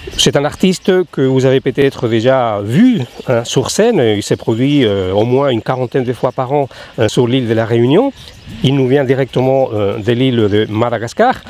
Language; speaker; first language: French; native; French